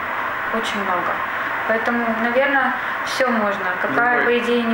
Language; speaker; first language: Russian; native; Russian